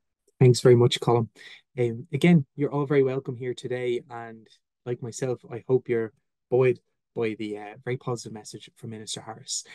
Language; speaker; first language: English; native; English